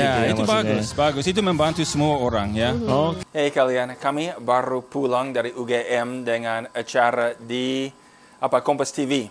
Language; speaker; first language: Indonesian; non-native, fluent; English